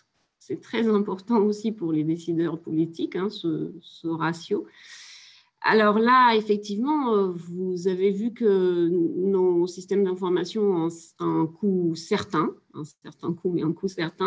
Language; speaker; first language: French; native; French